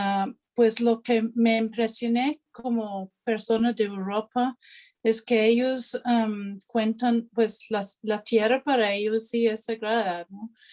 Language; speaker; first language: Spanish; non-native, fluent; English